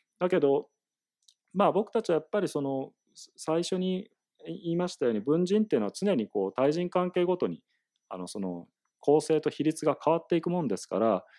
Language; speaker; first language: Japanese; native; Japanese